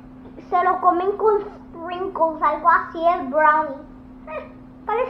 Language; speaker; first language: Spanish; early bilingual, heritage; English